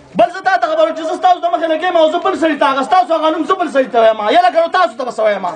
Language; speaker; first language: Pashto; non-native, local second language; Gujari